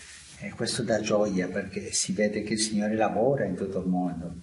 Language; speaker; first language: Italian; non-native, fluent; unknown